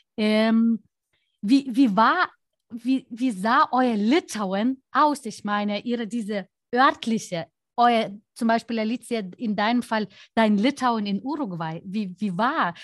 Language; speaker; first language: German; non-native, fluent; Lithuanian